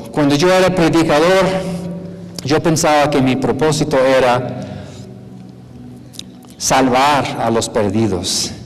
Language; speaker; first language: Spanish; non-native, fluent; English